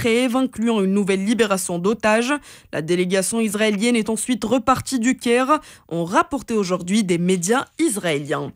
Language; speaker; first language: French; non-native, local second language; Arabic